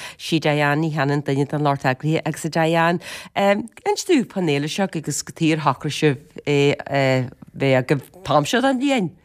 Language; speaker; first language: Irish; native; Irish